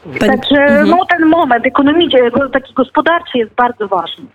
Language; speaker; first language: Polish; non-native, fluent; Ukrainian